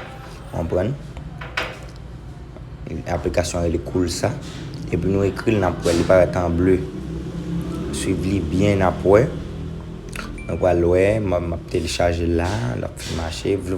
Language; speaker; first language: French; non-native, local second language; Haitian Creole